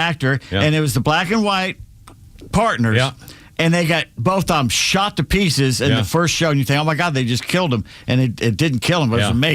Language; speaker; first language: English; native; English